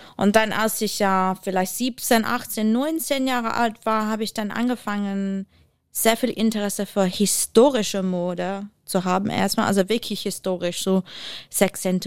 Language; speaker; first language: German; non-native, fluent; English